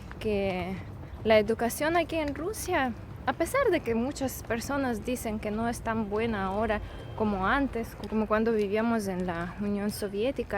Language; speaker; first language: Spanish; non-native, fluent; Russian